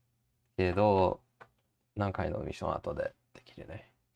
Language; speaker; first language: Japanese; non-native, learner; English